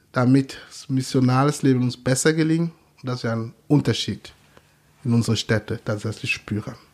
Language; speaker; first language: German; non-native, fluent; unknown